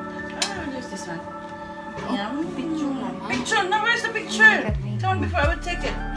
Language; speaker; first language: English; non-native, learner; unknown